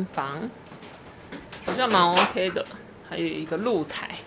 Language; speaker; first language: Chinese; native; Chinese